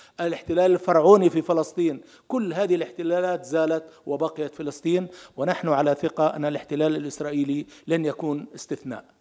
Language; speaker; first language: Arabic; native; Arabic